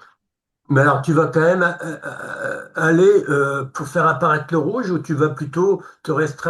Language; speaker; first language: French; native; French